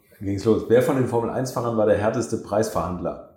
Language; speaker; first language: German; native; German